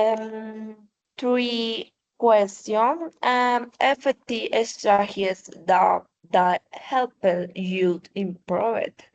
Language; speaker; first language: English; non-native, learner; Spanish